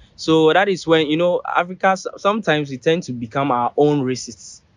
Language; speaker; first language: English; non-native, local second language; Ewe